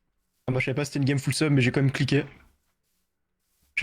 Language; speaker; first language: French; native; French